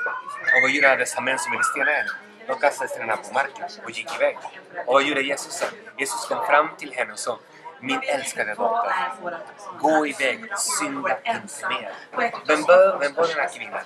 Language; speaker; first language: Swedish; non-native, fluent; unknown